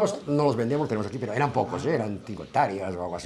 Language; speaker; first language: Spanish; native; Spanish